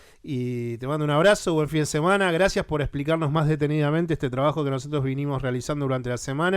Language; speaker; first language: Spanish; native; Spanish